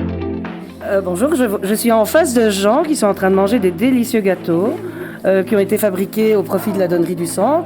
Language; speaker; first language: French; native; French